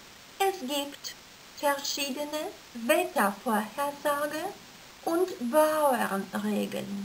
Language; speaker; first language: German; non-native, fluent; Russian